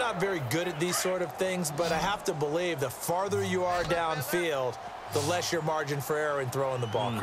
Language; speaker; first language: English; native; English